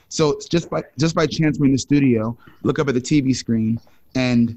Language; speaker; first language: English; native; English